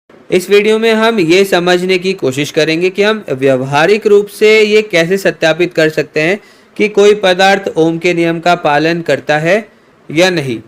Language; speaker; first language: Hindi; native; Hindi